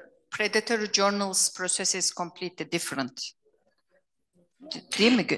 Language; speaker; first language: English; non-native, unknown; Turkish